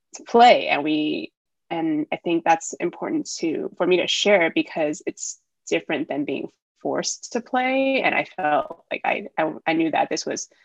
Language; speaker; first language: English; early bilingual, other home language; Wu Chinese